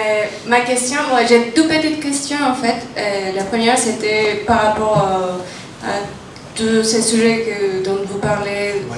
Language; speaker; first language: French; non-native, fluent; Spanish